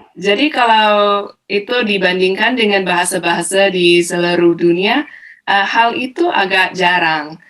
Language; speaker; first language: Indonesian; non-native, fluent; English